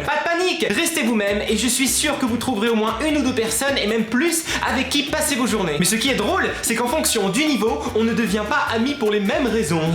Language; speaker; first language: French; native; French